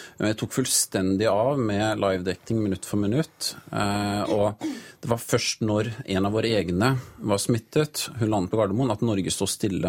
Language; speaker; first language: Norwegian; native; Norwegian